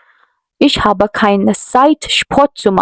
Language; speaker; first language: German; non-native, learner; Hindi